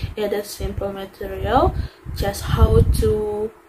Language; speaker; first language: English; non-native, learner; Indonesian